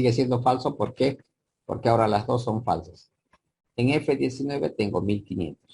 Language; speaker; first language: Spanish; native; Spanish